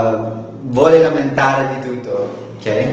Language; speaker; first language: Italian; non-native, learner; English